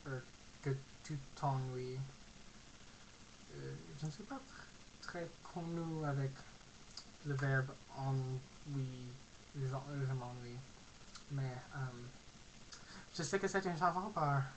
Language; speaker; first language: French; non-native, learner; English